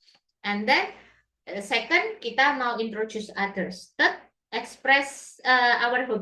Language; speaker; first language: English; non-native, fluent; Indonesian